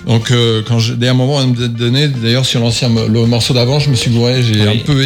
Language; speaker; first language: French; native; French